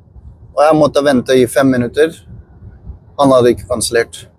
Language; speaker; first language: Norwegian; non-native, learner; Persian